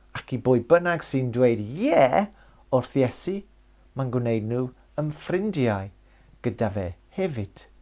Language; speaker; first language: Welsh; non-native, local second language; English